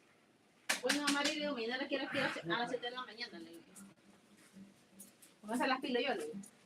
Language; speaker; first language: Spanish; native; Spanish